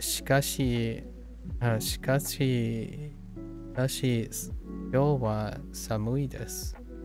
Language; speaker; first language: Japanese; non-native, learner; English